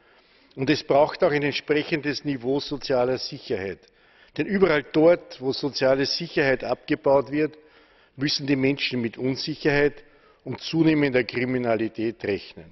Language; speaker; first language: German; native; German